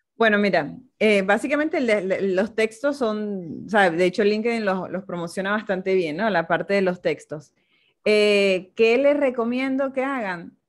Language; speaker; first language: Spanish; native; Spanish